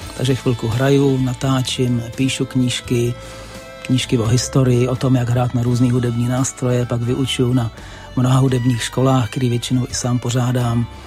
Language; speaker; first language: Czech; native; Czech